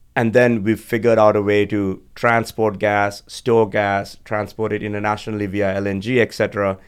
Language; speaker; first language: English; non-native, local second language; Sinhala